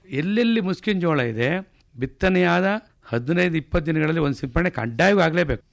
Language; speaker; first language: Kannada; native; Kannada